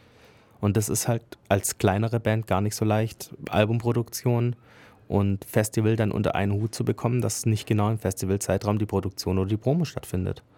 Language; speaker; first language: German; native; German